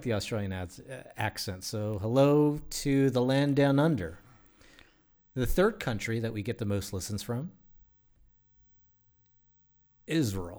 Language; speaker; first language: English; native; English